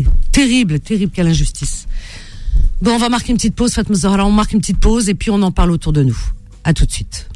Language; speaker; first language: French; native; French